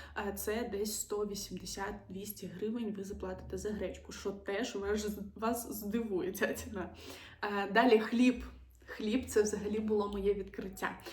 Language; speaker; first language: Ukrainian; native; Ukrainian